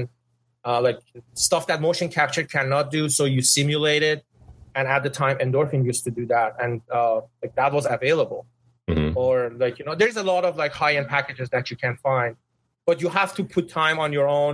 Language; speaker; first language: English; non-native, fluent; Persian